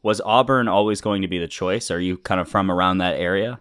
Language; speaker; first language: English; native; English